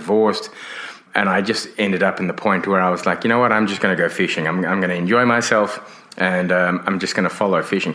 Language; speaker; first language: English; native; English